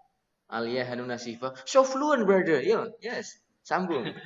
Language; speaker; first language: English; non-native, learner; Indonesian